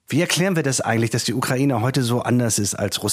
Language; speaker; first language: German; native; German